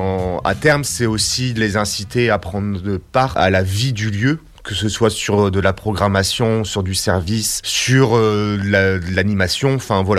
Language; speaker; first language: French; native; French